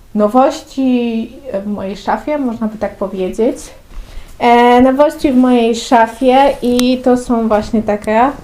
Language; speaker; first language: Polish; native; Polish